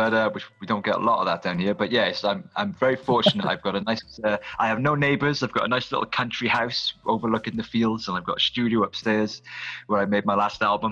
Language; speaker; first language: English; native; English